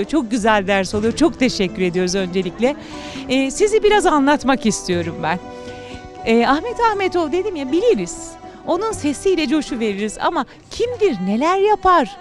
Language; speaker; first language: Turkish; native; Turkish